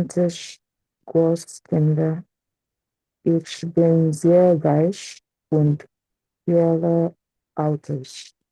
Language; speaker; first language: German; non-native, learner; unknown